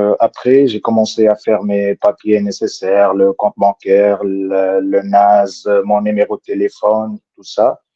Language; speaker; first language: French; non-native, local second language; Arabic